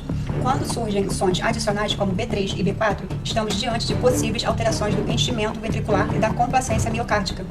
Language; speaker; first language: Portuguese; native; Portuguese